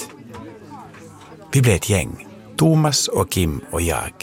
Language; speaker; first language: Swedish; native; Swedish